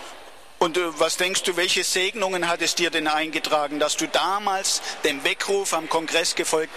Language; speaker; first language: German; native; German